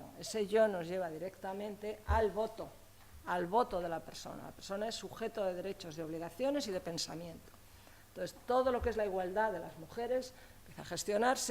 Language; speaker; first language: Spanish; native; Spanish